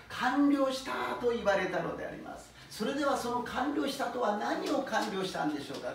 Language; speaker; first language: Japanese; non-native, fluent; Korean